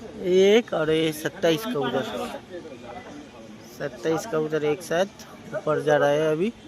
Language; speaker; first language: Hindi; non-native, local second language; Bangla